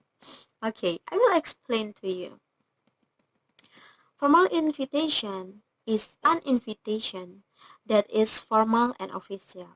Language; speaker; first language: English; non-native, learner; Indonesian